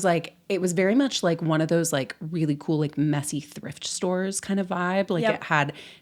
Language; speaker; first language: English; native; English